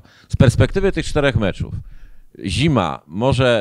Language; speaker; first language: Polish; native; Polish